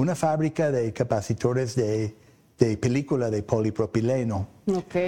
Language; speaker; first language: Spanish; non-native, fluent; English